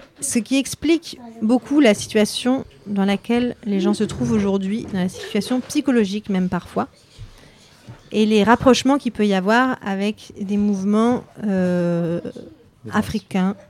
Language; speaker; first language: French; native; French